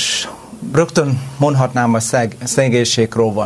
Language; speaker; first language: Hungarian; non-native, learner; Vietnamese